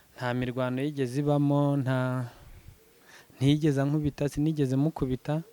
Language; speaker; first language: Kinyarwanda; early bilingual, heritage; Kinyarwanda